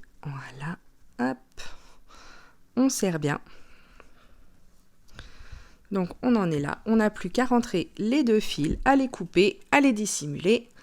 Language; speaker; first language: French; native; French